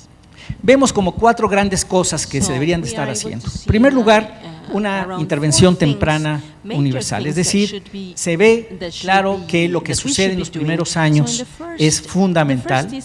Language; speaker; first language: Spanish; native; Spanish